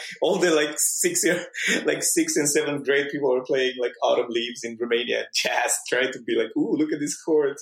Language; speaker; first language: English; non-native, fluent; Romanian